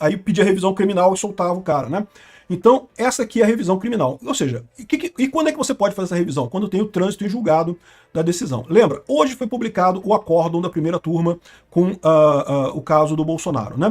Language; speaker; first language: Portuguese; native; Portuguese